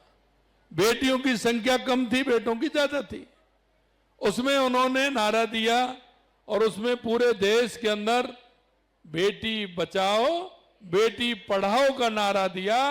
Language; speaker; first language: Hindi; native; Hindi